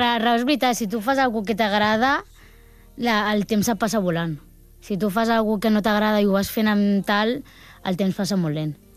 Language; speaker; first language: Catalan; early bilingual, other home language; Japanese